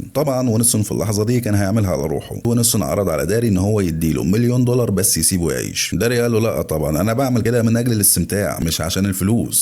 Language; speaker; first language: Arabic; native; Arabic